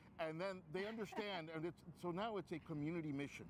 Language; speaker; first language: English; early bilingual, other home language; Spanish